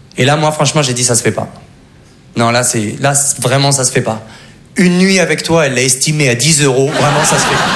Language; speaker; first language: French; native; French